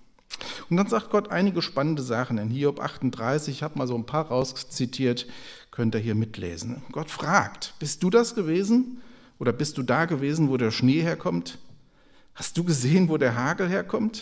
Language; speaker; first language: German; native; German